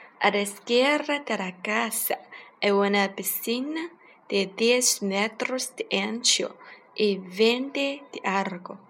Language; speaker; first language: Spanish; non-native, fluent; Chinese